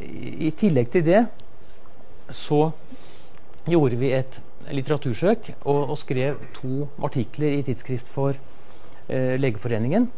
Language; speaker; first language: Norwegian; native; Norwegian